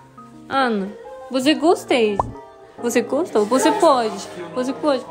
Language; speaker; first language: Portuguese; non-native, learner; Korean